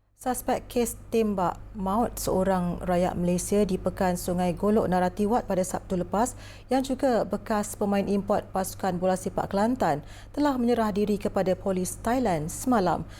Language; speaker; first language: Malay; native; Malay